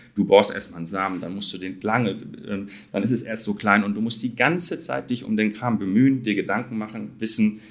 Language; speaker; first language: German; native; German